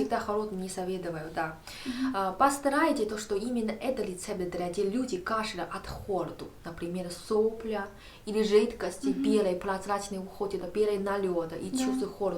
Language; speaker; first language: Russian; non-native, learner; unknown